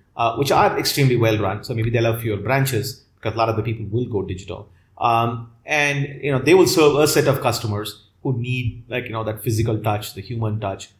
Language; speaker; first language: English; non-native, local second language; Tamil